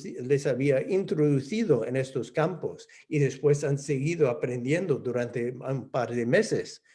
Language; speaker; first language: Spanish; non-native, fluent; English